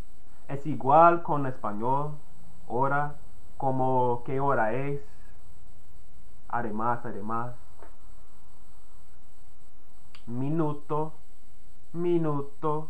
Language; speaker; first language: Spanish; non-native, learner; English